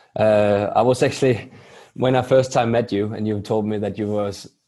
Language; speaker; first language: English; non-native, fluent; Danish